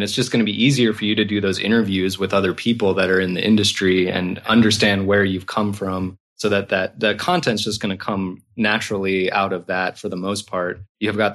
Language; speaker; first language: English; native; English